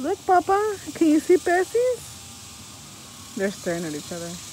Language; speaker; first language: English; early bilingual, other home language; Spanish